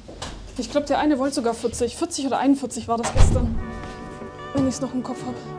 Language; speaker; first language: German; native; German